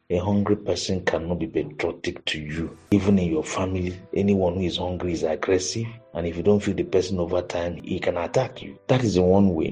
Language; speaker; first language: English; non-native, local second language; Igbo